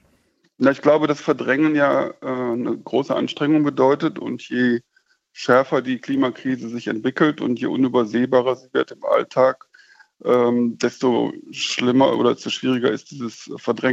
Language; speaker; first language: German; native; German